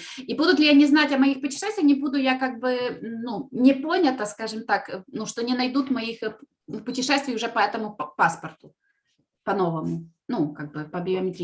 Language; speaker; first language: Russian; native; Russian